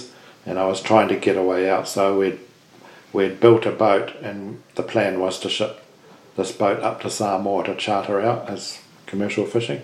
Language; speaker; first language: English; native; English